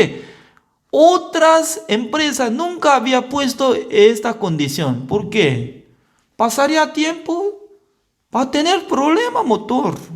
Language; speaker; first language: Spanish; non-native, learner; Korean